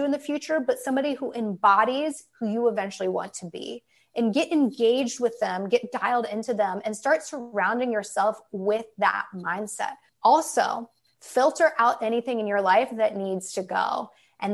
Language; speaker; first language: English; native; English